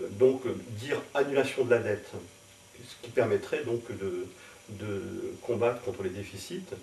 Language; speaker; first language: French; native; French